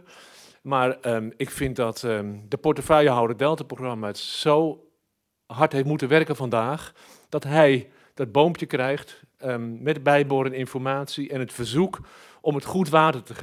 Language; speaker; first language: Dutch; native; Dutch